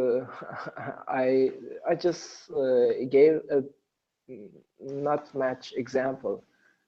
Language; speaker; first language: English; non-native, learner; Persian